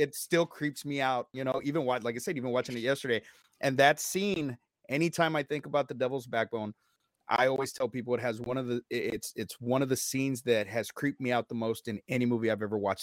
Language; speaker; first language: English; native; English